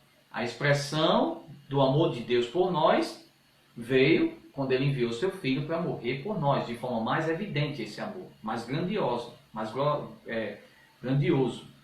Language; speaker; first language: Portuguese; native; Portuguese